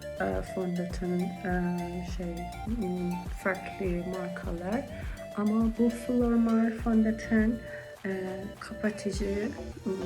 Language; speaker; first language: Turkish; non-native, learner; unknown